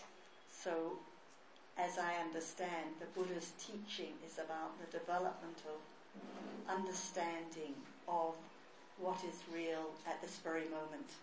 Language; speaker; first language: English; non-native, fluent; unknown